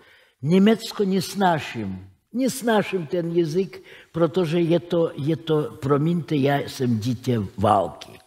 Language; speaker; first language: Czech; non-native, fluent; Russian